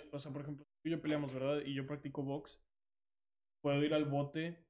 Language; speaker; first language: Spanish; early bilingual, heritage; Spanish